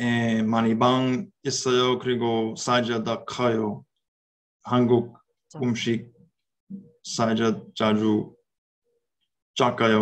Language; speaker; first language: Korean; non-native, learner; English